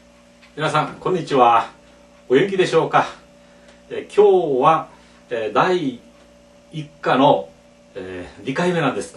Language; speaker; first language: Japanese; non-native, fluent; Korean